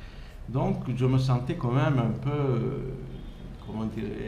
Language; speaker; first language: French; non-native, fluent; Turkish